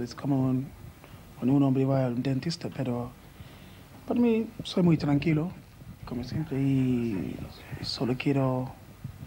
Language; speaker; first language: Spanish; non-native, learner; English